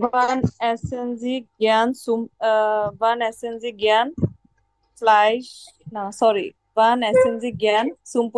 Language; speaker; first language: German; non-native, learner; Bangla